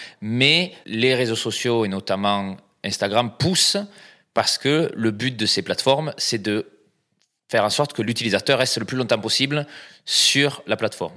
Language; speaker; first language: French; native; French